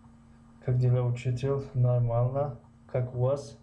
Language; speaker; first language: Russian; non-native, learner; Persian